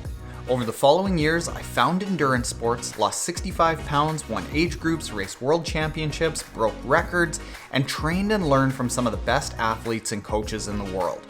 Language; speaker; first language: English; native; English